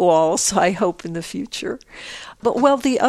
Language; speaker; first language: English; native; English